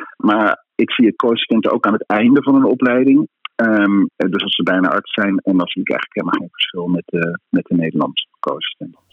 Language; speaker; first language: Dutch; native; Dutch